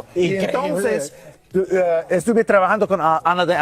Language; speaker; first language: Spanish; non-native, learner; English